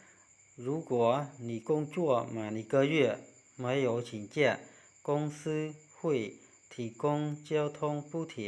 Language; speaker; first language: Chinese; non-native, fluent; Khmer